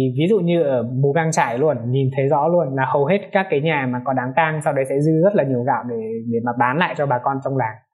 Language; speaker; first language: Vietnamese; non-native, local second language; Hmong